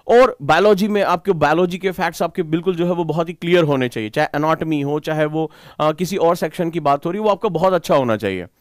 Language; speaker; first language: Hindi; native; Hindi